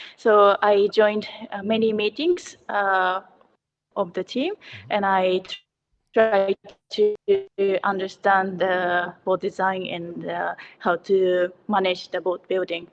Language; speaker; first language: English; non-native, learner; Japanese